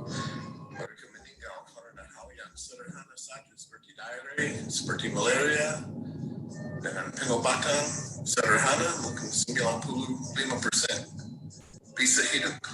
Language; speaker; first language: Indonesian; non-native, fluent; English